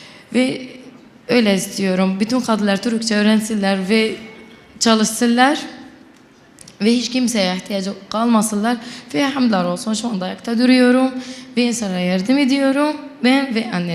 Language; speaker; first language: Turkish; non-native, local second language; Arabic